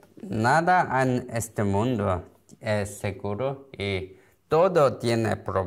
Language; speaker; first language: Spanish; non-native, learner; Korean